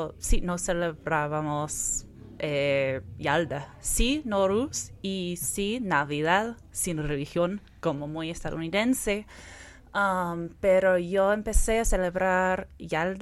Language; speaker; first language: Spanish; non-native, fluent; English